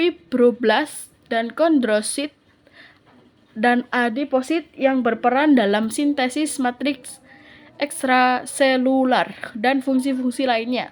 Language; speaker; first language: Indonesian; native; Indonesian